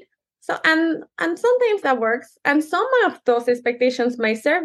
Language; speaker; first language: English; non-native, fluent; Spanish